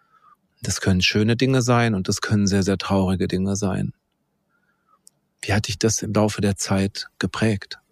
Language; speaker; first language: German; native; German